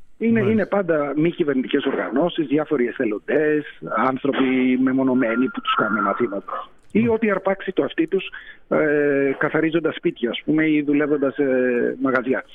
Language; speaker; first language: Greek; early bilingual, heritage; Greek